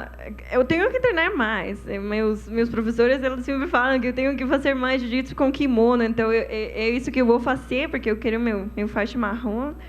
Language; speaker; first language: Portuguese; non-native, fluent; Spanish